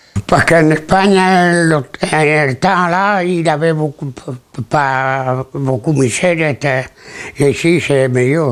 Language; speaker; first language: French; non-native, learner; Spanish